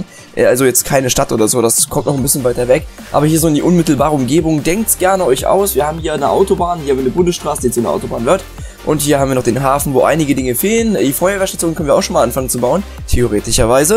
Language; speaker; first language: German; native; German